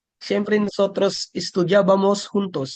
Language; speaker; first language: Spanish; non-native, learner; Filipino